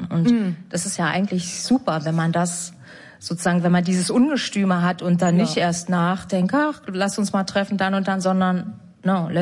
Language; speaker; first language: German; native; German